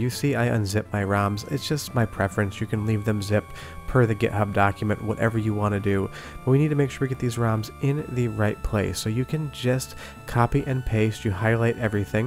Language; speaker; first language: English; native; English